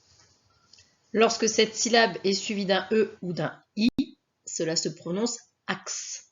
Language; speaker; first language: French; native; French